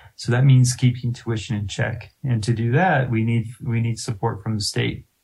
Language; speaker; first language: English; native; English